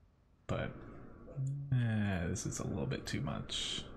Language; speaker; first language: English; native; English